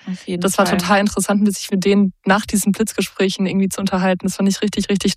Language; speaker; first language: German; native; German